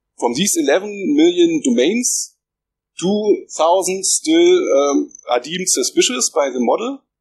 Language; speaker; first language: English; non-native, fluent; German